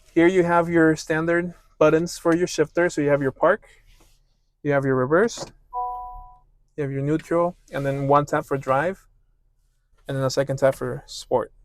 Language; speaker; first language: English; native; English